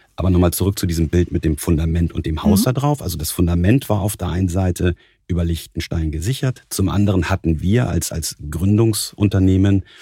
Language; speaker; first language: German; native; German